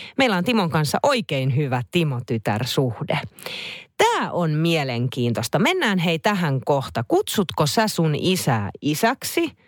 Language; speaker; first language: Finnish; native; Finnish